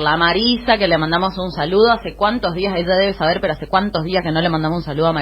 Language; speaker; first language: Spanish; native; Spanish